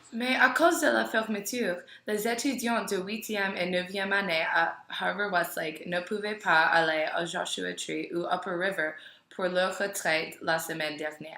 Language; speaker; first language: French; non-native, learner; English